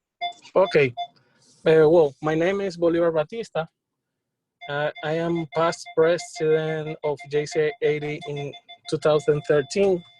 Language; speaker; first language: English; non-native, learner; Spanish